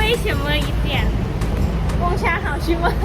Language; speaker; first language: Chinese; non-native, learner; Thai